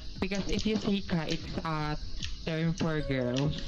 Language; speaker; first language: English; non-native, local second language; Filipino